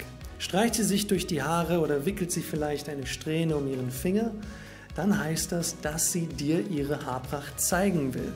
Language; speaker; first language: German; native; German